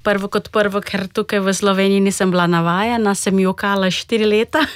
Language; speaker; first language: Slovenian; non-native, fluent; Portuguese